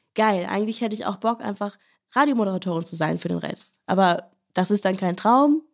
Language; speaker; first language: German; native; German